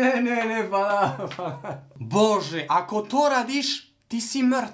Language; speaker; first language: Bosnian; non-native, learner; French